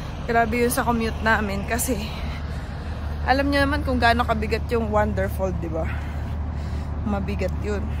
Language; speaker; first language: Filipino; native; Filipino